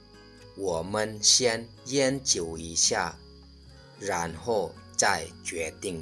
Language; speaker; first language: Chinese; non-native, fluent; Lao